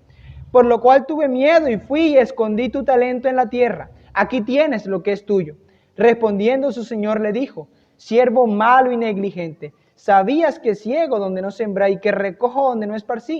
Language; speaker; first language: Spanish; native; Spanish